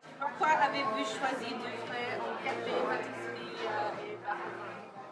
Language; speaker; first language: French; non-native, learner; English